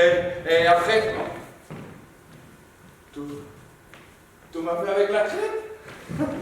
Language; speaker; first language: French; non-native, learner; Spanish